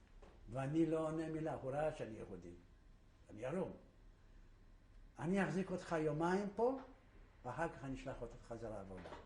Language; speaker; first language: Hebrew; non-native, fluent; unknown